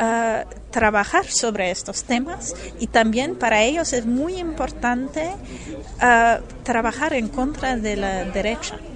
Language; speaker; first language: Spanish; non-native, fluent; German